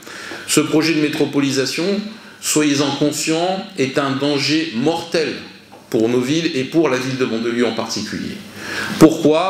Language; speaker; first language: French; native; French